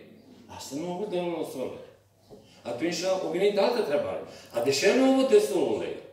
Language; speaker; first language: Romanian; non-native, learner; Serbian